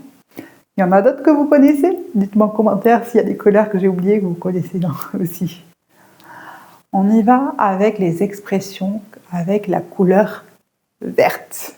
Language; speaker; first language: French; native; French